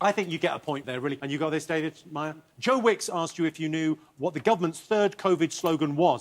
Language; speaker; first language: English; native; English